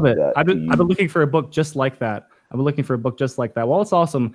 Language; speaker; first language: English; native; English